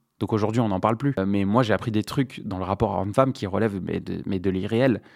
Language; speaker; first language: French; non-native, local second language; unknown